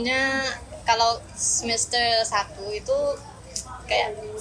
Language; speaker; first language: Indonesian; non-native, learner; Thai